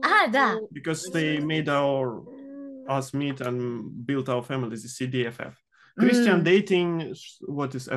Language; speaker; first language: English; non-native, fluent; Russian